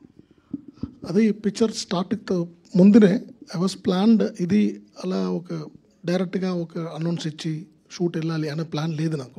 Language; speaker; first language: Telugu; non-native, learner; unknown